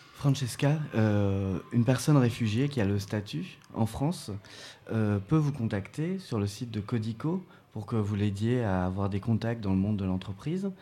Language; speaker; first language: French; native; French